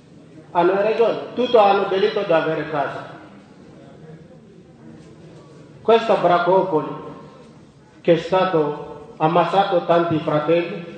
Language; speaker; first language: Italian; non-native, learner; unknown